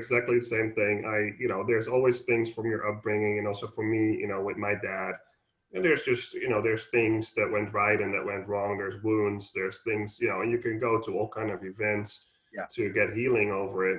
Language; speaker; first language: English; non-native, fluent; Dutch